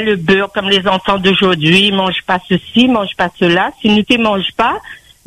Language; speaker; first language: French; non-native, local second language; Réunion Creole French